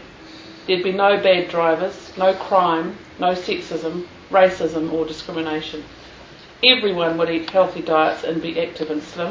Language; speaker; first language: English; native; English